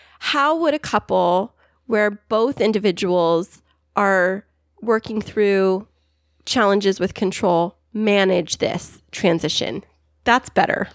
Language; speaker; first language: English; native; English